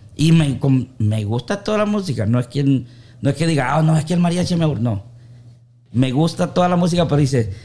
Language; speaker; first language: Spanish; native; Spanish